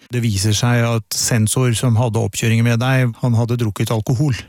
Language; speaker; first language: Norwegian; native; Norwegian